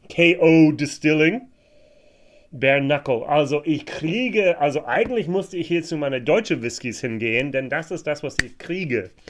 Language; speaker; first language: German; non-native, fluent; English